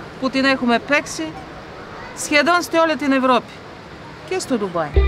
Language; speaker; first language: Greek; non-native, fluent; Bulgarian